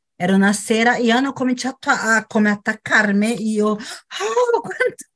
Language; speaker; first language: Italian; non-native, fluent; Portuguese